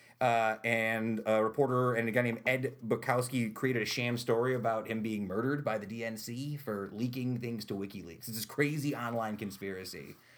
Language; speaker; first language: English; native; English